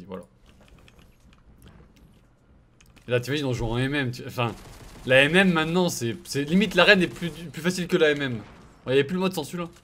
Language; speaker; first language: French; native; French